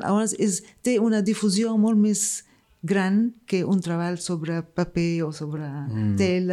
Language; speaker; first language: Catalan; non-native, fluent; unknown